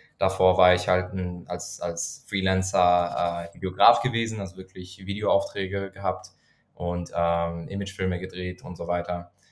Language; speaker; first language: German; non-native, fluent; Persian